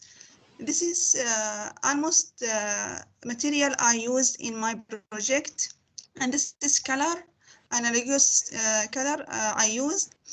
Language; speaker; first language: English; non-native, learner; Arabic